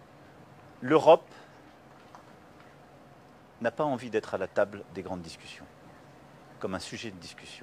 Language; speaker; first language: French; native; French